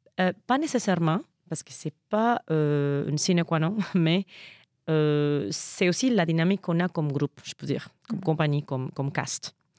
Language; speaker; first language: French; non-native, fluent; Spanish